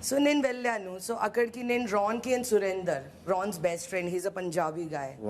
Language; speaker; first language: Telugu; non-native, fluent; Hindi